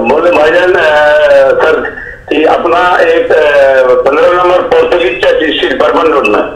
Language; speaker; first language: Hindi; non-native, local second language; Bangla